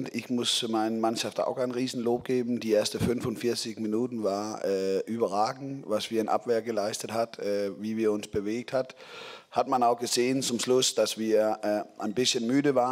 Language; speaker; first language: German; non-native, fluent; Danish